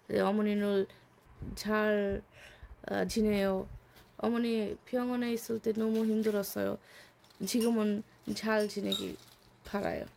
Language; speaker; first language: Korean; non-native, learner; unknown